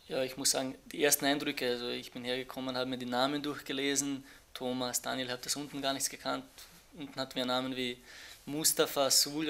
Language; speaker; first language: German; early bilingual, other home language; Bosnian